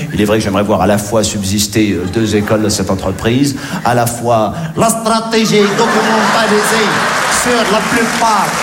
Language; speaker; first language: French; native; French